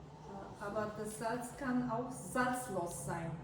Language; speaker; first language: German; non-native, fluent; Bulgarian